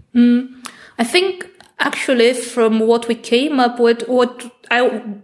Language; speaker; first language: English; non-native, fluent; Bulgarian